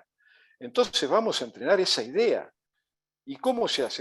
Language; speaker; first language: Spanish; native; Spanish